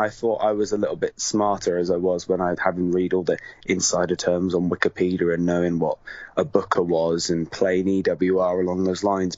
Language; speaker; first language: English; native; English